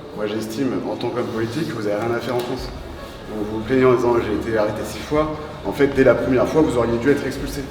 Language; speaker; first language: French; native; French